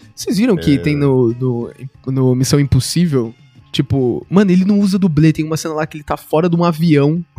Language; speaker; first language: Portuguese; native; Portuguese